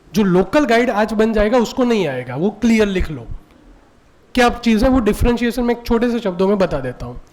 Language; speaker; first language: Hindi; non-native, local second language; Gujarati